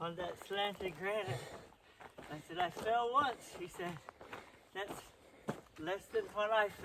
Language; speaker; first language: English; native; English